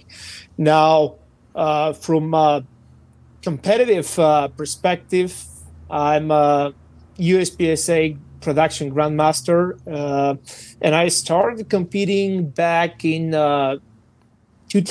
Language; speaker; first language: English; non-native, fluent; Bulgarian